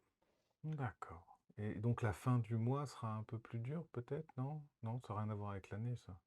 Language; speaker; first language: French; native; French